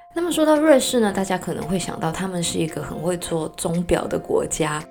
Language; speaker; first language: Chinese; non-native, local second language; Cantonese